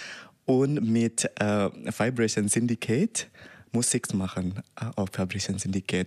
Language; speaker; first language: German; non-native, learner; Indonesian